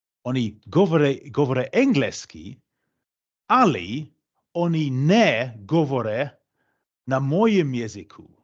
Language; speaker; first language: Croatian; non-native, fluent; English